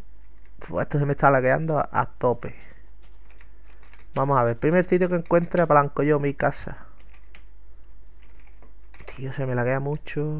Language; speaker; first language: Spanish; native; Spanish